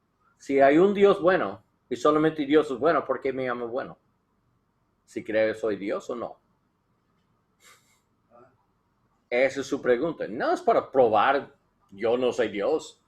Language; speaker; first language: Spanish; non-native, learner; English